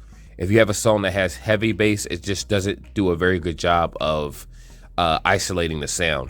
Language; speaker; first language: English; native; English